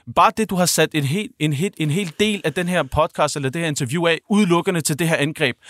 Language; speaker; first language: Danish; early bilingual, other home language; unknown